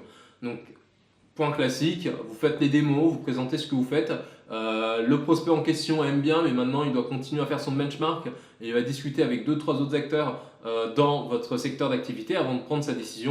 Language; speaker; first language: French; native; French